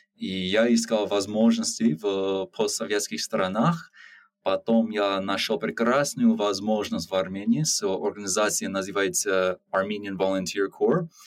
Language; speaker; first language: Russian; non-native, learner; English